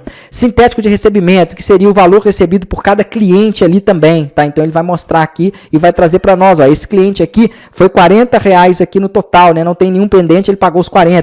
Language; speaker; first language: Portuguese; native; Portuguese